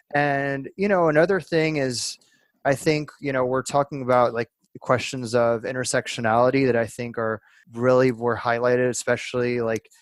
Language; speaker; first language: English; early bilingual, other home language; French